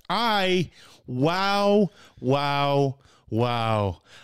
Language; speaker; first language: English; native; English